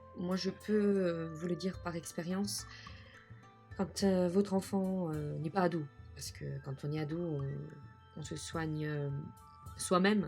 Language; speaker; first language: French; native; French